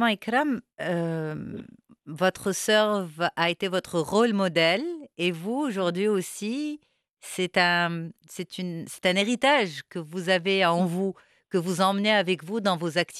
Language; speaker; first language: French; non-native, local second language; Arabic